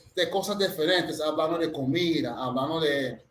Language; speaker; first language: Spanish; non-native, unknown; English